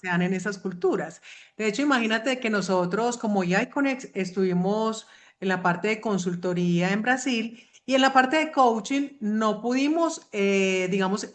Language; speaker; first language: Spanish; native; Spanish